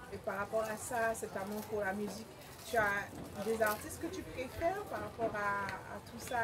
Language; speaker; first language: French; native; French